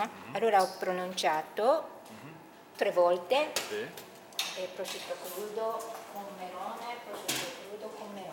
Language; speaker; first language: Italian; non-native, fluent; Japanese